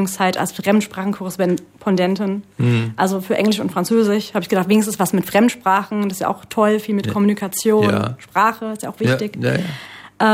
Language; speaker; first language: German; native; German